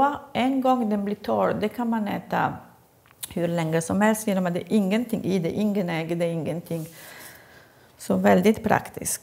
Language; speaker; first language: Swedish; non-native, fluent; Italian